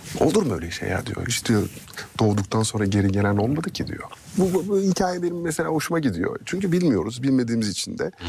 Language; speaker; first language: Turkish; early bilingual, heritage; Turkish